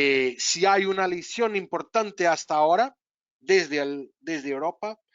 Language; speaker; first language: Spanish; non-native, fluent; Portuguese